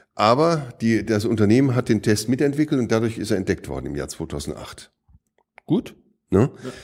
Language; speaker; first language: German; native; German